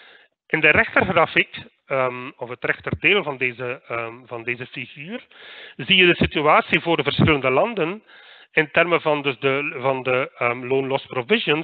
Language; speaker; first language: Dutch; native; Dutch